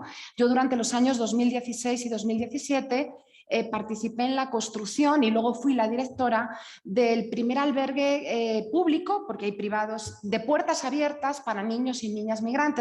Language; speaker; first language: Spanish; native; Spanish